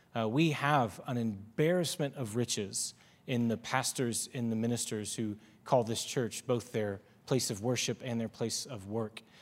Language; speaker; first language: English; native; English